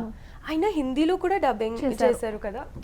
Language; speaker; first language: Telugu; non-native, local second language; Hindi